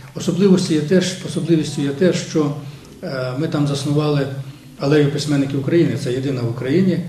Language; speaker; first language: Ukrainian; native; Ukrainian